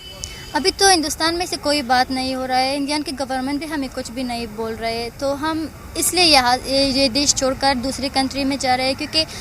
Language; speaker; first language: Hindi; non-native, fluent; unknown